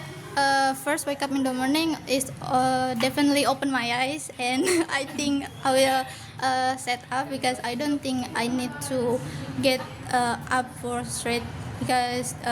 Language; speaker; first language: English; non-native, learner; Indonesian